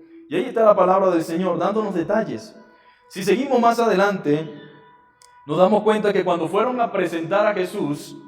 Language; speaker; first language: Spanish; native; Spanish